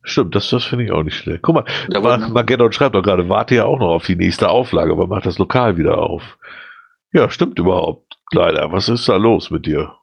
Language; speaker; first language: German; native; German